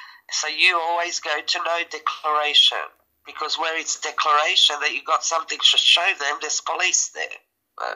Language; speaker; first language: English; early bilingual, other home language; Serbian